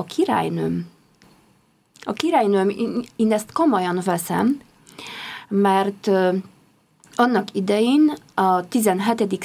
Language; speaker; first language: Hungarian; non-native, fluent; Polish